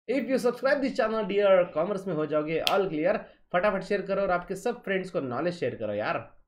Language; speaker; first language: Hindi; non-native, local second language; Marathi